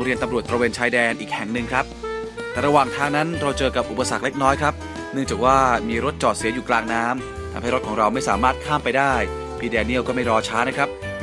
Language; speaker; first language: Thai; native; Thai